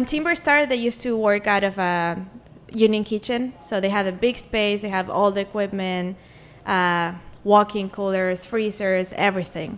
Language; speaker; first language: English; non-native, fluent; Spanish